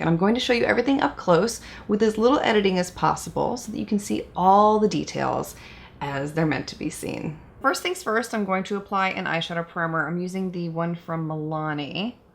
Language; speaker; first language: English; native; English